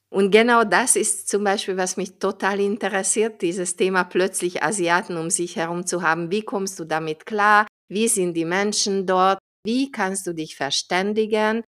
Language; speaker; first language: German; non-native, fluent; Hungarian